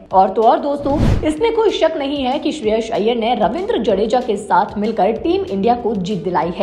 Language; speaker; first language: Hindi; native; Hindi